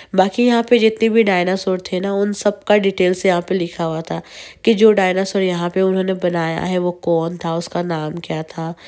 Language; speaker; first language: Hindi; non-native, local second language; Bangla